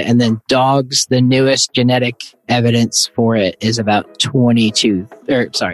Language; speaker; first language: English; native; English